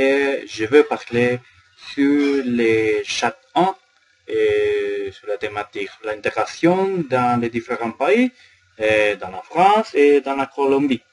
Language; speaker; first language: French; non-native, learner; Spanish